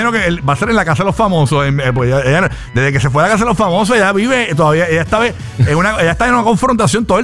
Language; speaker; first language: Spanish; native; Spanish